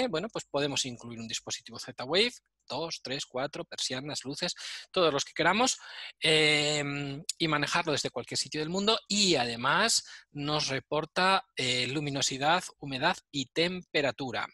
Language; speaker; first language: Spanish; native; Spanish